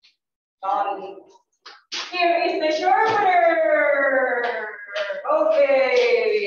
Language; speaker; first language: English; non-native, fluent; Indonesian